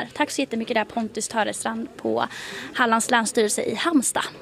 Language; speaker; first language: Swedish; native; Swedish